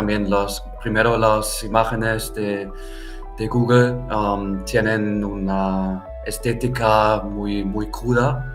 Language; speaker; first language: Spanish; non-native, fluent; German